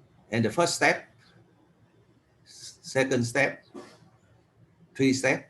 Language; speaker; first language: English; non-native, learner; Vietnamese